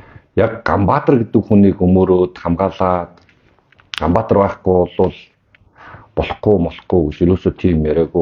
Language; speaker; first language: Mongolian; native; Mongolian